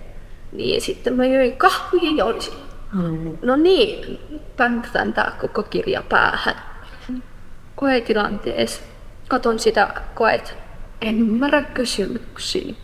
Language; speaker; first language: Finnish; non-native, fluent; Persian